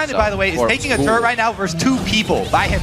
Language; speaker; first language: English; native; English